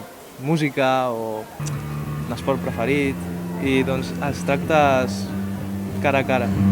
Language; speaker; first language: Catalan; early bilingual, other home language; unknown